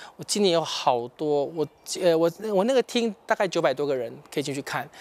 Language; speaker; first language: Chinese; native; Chinese